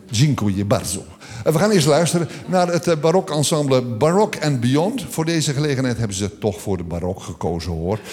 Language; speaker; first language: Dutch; native; Dutch